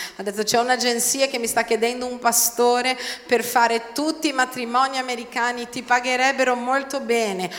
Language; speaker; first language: Italian; non-native, fluent; Portuguese